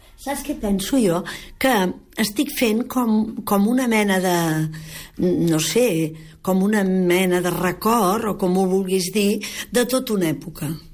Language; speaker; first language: Catalan; native; Catalan